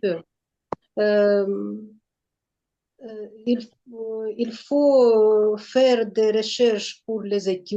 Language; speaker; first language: French; non-native, learner; Ukrainian